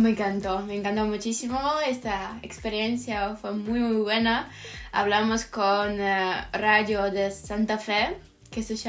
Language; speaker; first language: Spanish; non-native, learner; Ukrainian